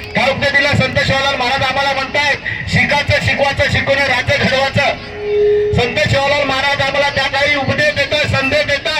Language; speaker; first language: Marathi; non-native, local second language; Lambadi